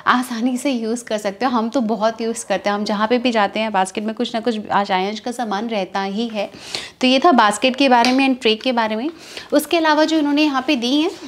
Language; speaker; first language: Hindi; native; Hindi